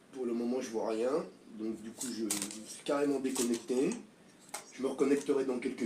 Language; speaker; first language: French; native; French